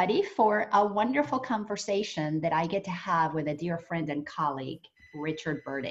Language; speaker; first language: English; native; English